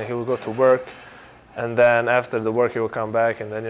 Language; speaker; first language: English; non-native, fluent; Slovenian